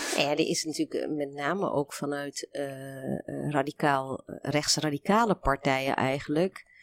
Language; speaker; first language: Dutch; early bilingual, other home language; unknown